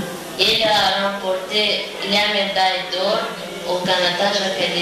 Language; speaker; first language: French; non-native, learner; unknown